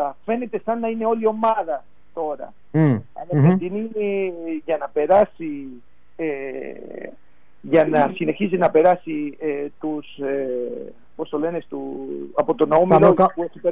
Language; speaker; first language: Greek; non-native, fluent; Spanish